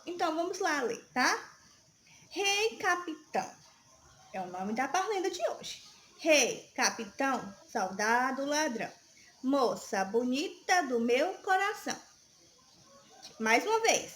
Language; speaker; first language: Portuguese; native; Portuguese